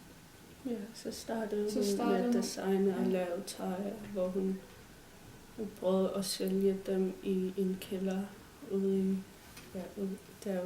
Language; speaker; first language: Danish; non-native, local second language; Kalaallisut